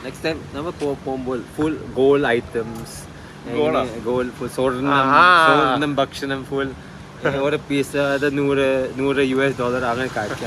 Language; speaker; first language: Malayalam; early bilingual, heritage; Malayalam